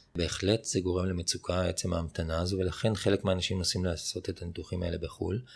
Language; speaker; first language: Hebrew; native; Hebrew